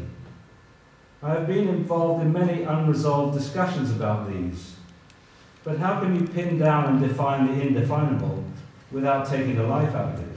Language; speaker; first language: English; native; English